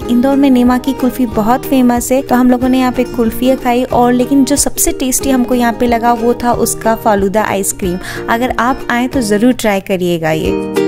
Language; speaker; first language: Hindi; native; Hindi